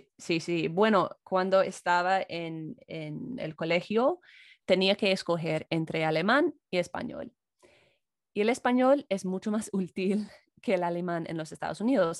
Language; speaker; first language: Spanish; non-native, fluent; English